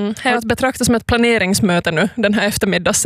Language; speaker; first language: Swedish; native; Swedish